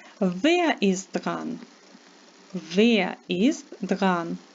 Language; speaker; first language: German; non-native, fluent; Ukrainian